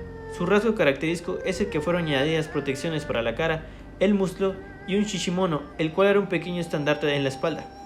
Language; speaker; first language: Spanish; native; Spanish